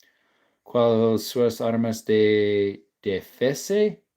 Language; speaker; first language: Spanish; non-native, learner; English